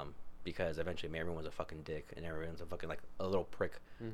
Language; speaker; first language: English; native; English